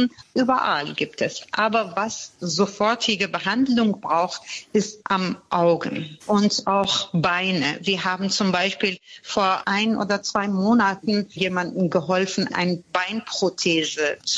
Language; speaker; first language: German; non-native, fluent; Persian